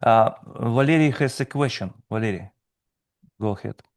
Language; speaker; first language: English; non-native, fluent; Russian